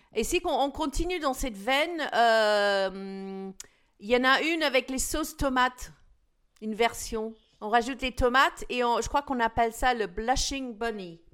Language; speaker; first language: French; non-native, fluent; English